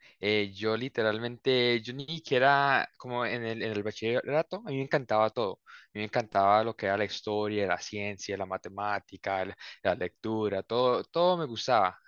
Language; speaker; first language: Spanish; early bilingual, heritage; Spanish